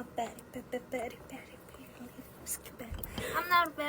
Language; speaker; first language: English; non-native, learner; Korean